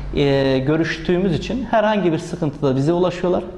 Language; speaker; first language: Turkish; native; Turkish